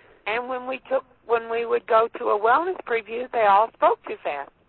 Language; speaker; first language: English; native; English